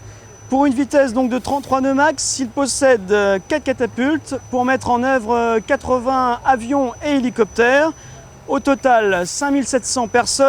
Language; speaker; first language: French; native; French